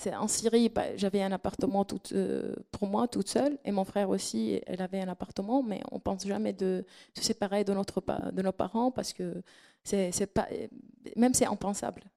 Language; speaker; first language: French; non-native, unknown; Arabic